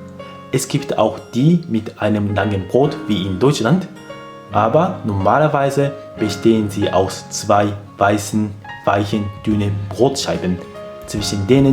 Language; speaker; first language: German; non-native, fluent; Japanese